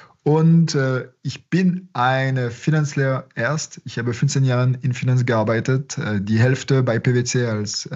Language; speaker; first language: German; non-native, fluent; French